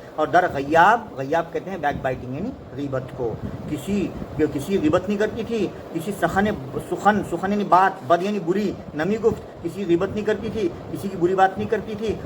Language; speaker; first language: Urdu; native; Urdu